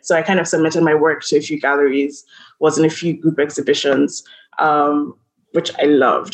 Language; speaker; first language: English; non-native, local second language; Yoruba